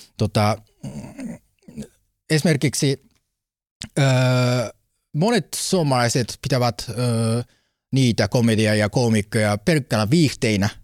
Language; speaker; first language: Finnish; non-native, learner; Japanese